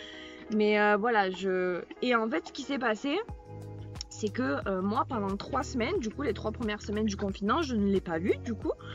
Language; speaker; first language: French; native; French